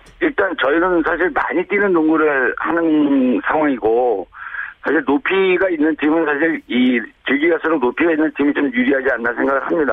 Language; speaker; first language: Korean; native; Korean